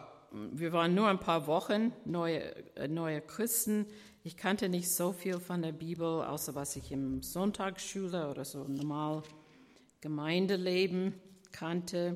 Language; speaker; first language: German; non-native, fluent; English